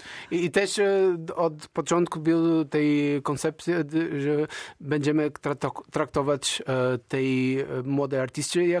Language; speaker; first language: Polish; non-native, learner; Portuguese